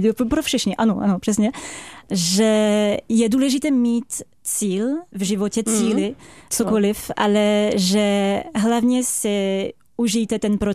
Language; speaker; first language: Czech; non-native, fluent; French